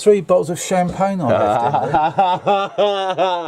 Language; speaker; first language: English; native; English